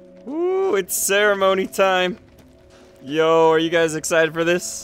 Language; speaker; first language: English; native; English